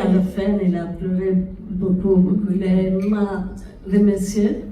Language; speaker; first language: French; non-native, learner; Italian